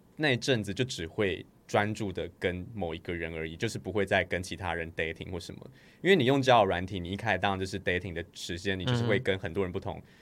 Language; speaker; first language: Chinese; native; Chinese